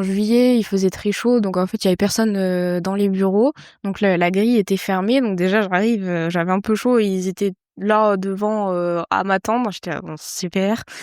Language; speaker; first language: French; native; French